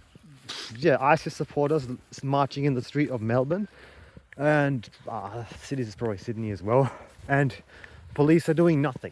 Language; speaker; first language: English; native; English